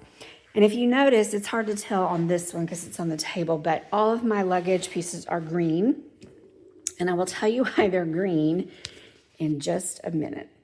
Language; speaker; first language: English; native; English